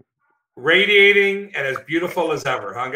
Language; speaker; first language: English; native; English